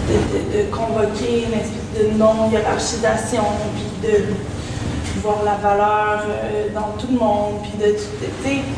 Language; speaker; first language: French; native; French